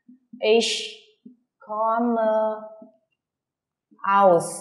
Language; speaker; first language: German; non-native, learner; Vietnamese